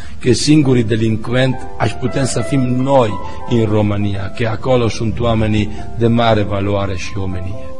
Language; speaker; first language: Romanian; non-native, fluent; Italian